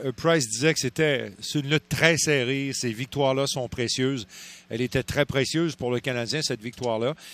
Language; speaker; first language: French; native; French